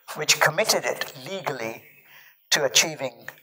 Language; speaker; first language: English; non-native, local second language; Marathi